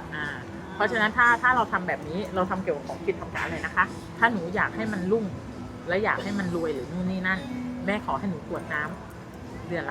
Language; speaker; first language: Thai; native; Thai